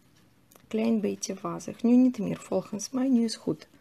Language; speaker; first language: Dutch; non-native, fluent; Russian